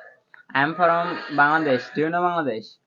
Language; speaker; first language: English; non-native, learner; Bangla